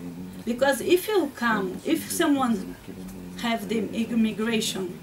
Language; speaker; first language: English; non-native, learner; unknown